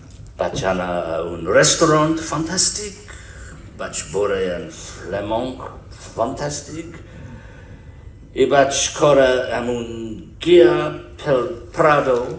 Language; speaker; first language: Catalan; non-native, learner; English